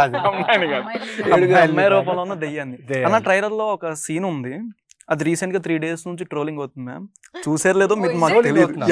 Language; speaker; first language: Telugu; native; Telugu